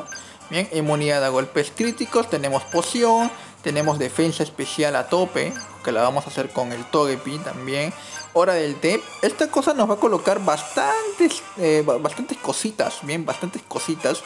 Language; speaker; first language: Spanish; native; Spanish